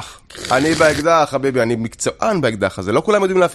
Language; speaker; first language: Hebrew; native; Hebrew